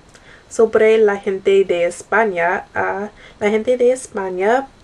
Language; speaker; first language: Spanish; non-native, learner; English